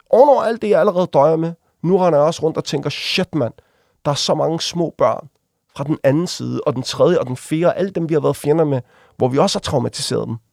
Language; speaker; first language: Danish; early bilingual, other home language; Arabic